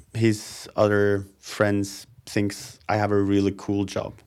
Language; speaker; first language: English; non-native, fluent; Norwegian